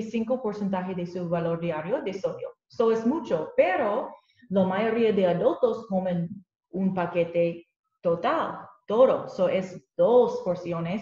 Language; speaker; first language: Spanish; non-native, learner; English